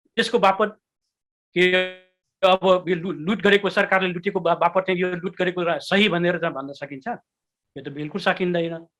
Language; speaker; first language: Nepali; non-native, local second language; Newari